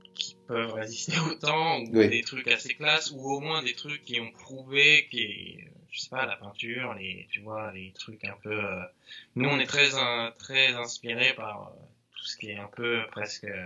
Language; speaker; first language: French; native; French